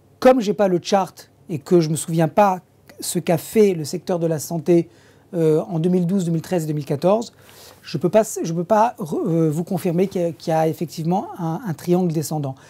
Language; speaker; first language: French; native; French